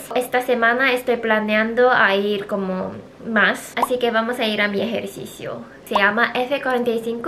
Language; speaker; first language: Spanish; non-native, fluent; Korean